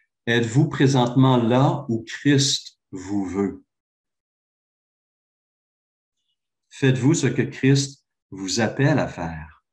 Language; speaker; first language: French; native; French